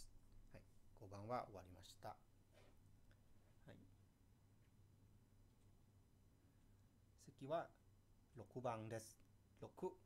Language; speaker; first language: Japanese; non-native, fluent; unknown